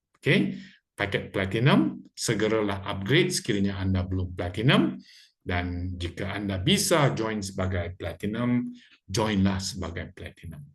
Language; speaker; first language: Malay; native; Malay